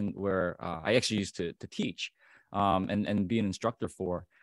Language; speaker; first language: English; native; English